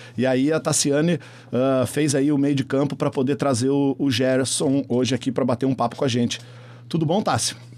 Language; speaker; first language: Portuguese; native; Portuguese